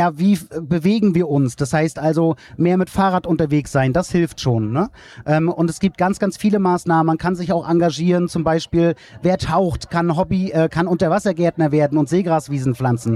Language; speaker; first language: German; native; German